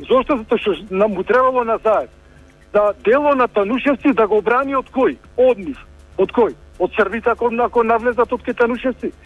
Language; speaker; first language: Macedonian; native; Macedonian